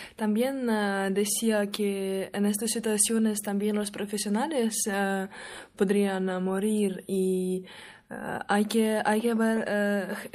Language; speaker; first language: Spanish; non-native, learner; Russian